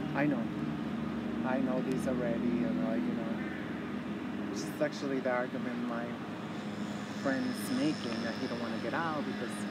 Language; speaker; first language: English; native; English